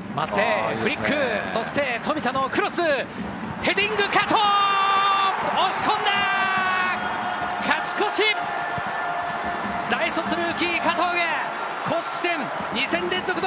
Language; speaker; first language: Japanese; native; Japanese